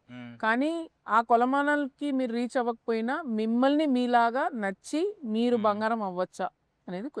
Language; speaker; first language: Telugu; native; Telugu